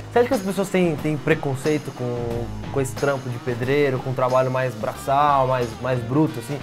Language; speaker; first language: Portuguese; native; Portuguese